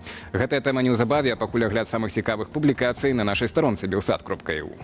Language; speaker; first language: Belarusian; native; Belarusian